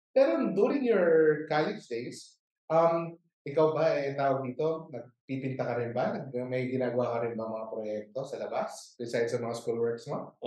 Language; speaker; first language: Filipino; native; Filipino